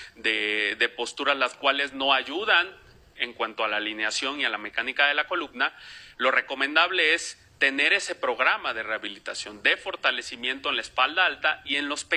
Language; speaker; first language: Spanish; native; Spanish